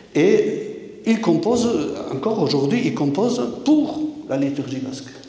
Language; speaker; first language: French; non-native, local second language; Basque